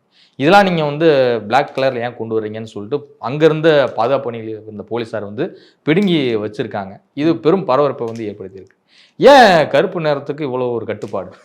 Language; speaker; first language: Tamil; native; Tamil